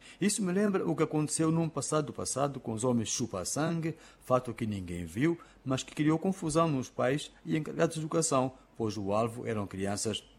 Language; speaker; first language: Portuguese; non-native, local second language; Makhuwa